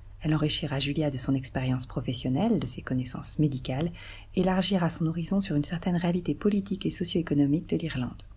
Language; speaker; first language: French; native; French